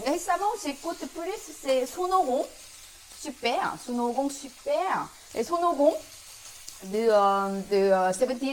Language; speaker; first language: French; non-native, learner; Korean